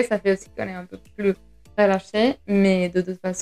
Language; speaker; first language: French; non-native, fluent; Spanish